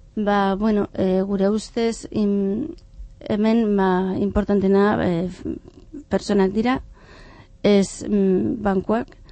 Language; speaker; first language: Basque; non-native, fluent; Catalan